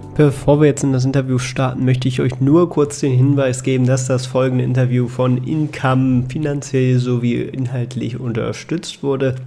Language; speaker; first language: German; native; German